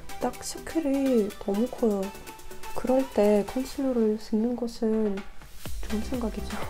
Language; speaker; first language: Korean; non-native, learner; Russian